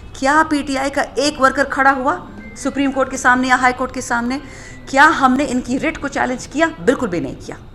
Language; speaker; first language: Urdu; non-native, local second language; Pashto